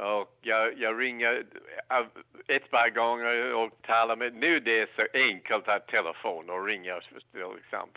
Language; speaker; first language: Swedish; non-native, learner; English